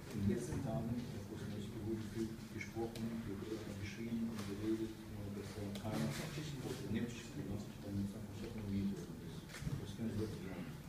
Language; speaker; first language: German; non-native, learner; Azerbaijani